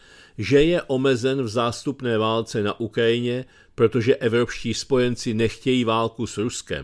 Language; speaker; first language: Czech; native; Czech